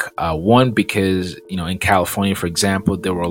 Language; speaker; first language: English; non-native, local second language; Yoruba